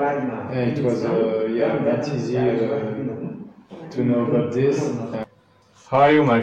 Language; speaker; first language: English; non-native, learner; French